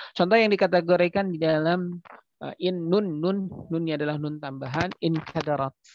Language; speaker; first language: Indonesian; native; Indonesian